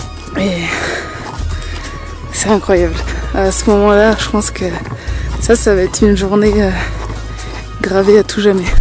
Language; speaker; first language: French; native; French